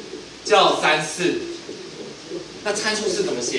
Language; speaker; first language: Chinese; native; Chinese